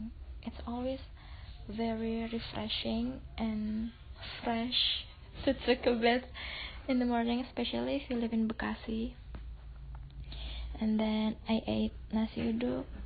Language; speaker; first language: English; non-native, fluent; Indonesian